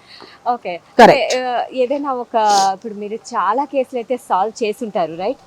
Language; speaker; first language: Telugu; native; Telugu